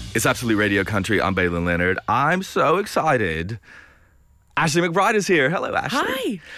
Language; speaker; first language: English; native; English